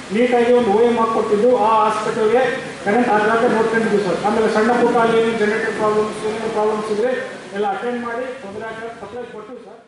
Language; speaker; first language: Kannada; native; Kannada